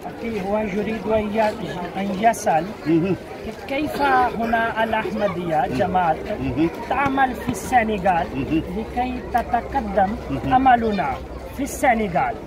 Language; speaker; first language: Arabic; non-native, fluent; Urdu